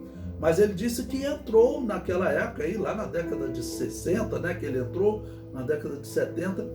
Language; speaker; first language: Portuguese; native; Portuguese